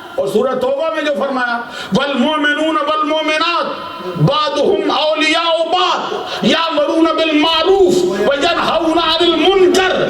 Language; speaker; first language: Urdu; non-native, local second language; Punjabi